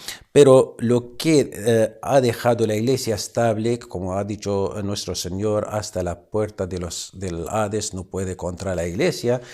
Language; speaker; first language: Spanish; non-native, fluent; Arabic